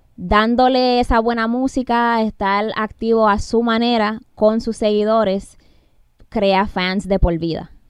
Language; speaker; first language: Spanish; early bilingual, heritage; Spanish